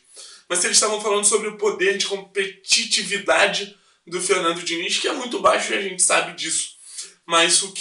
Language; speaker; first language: Portuguese; native; Portuguese